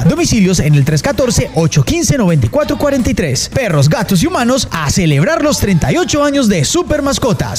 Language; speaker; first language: Spanish; native; Spanish